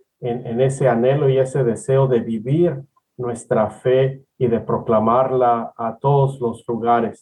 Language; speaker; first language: Spanish; native; Spanish